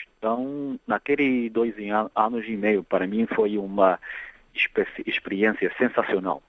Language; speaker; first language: Portuguese; non-native, fluent; Chinese